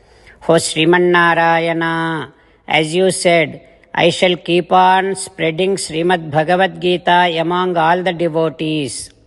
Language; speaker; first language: English; non-native, local second language; Telugu